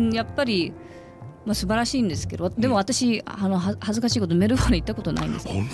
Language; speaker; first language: Japanese; non-native, fluent; English